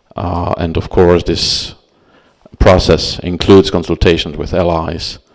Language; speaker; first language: English; non-native, fluent; Czech